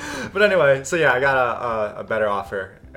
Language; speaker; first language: English; native; English